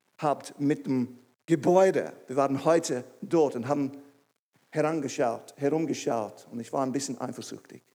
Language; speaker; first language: German; non-native, fluent; English